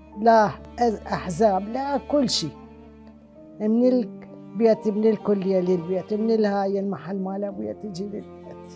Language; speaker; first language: Arabic; non-native, local second language; Southern Kurdish